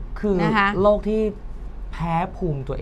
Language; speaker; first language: Thai; native; Thai